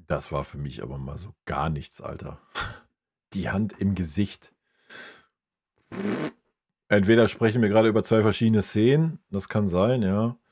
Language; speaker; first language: German; native; German